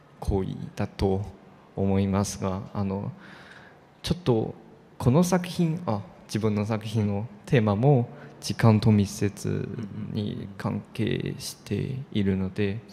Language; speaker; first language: Japanese; non-native, fluent; Chinese